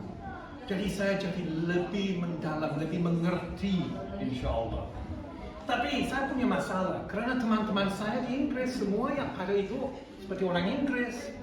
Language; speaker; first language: Indonesian; non-native, fluent; English